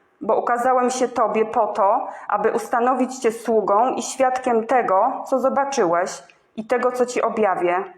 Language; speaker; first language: Polish; native; Polish